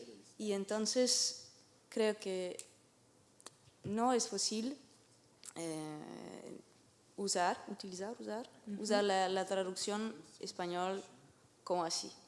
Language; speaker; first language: Spanish; non-native, learner; French